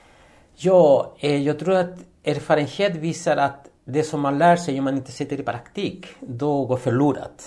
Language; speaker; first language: Swedish; non-native, fluent; Spanish